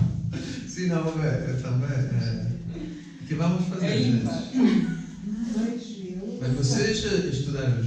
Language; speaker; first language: Portuguese; non-native, fluent; Italian